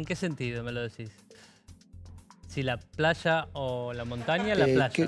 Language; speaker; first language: Spanish; native; Spanish